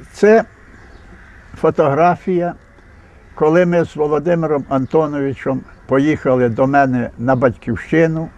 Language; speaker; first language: Ukrainian; native; Ukrainian